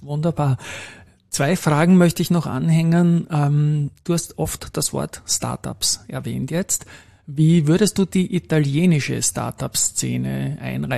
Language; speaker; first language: German; native; German